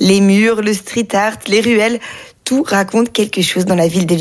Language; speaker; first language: French; native; French